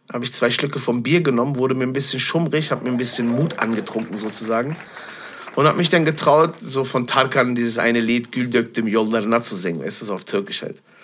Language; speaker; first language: German; native; German